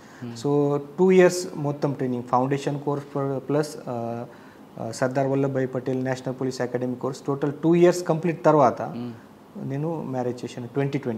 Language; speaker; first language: Telugu; non-native, learner; Marathi